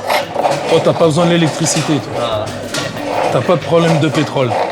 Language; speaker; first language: French; native; French